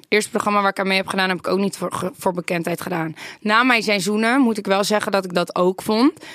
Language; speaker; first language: Dutch; native; Dutch